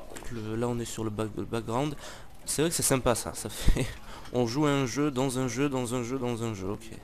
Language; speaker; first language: French; native; French